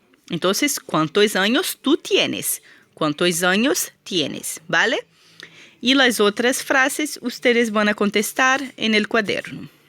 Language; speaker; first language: Spanish; non-native, fluent; Portuguese